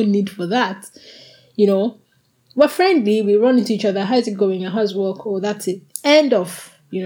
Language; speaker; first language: English; non-native, local second language; Igbo